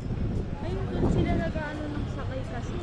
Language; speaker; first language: Filipino; native; Filipino